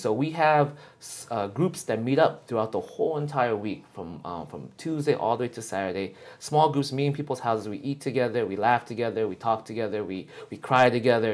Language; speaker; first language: English; early bilingual, other home language; Vietnamese